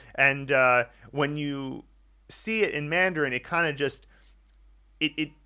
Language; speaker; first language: English; native; English